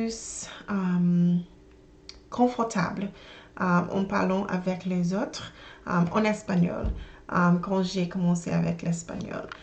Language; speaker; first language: French; non-native, learner; English